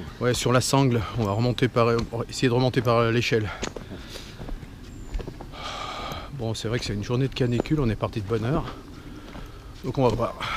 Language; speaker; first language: French; native; French